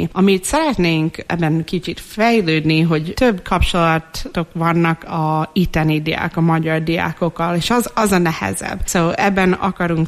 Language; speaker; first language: Hungarian; non-native, fluent; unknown